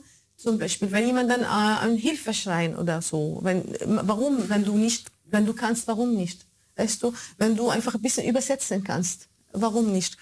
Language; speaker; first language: German; non-native, fluent; Arabic